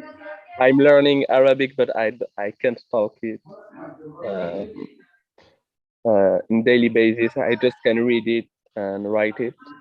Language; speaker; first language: English; non-native, fluent; French